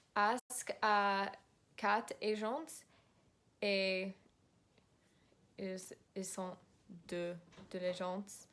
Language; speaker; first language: French; non-native, learner; English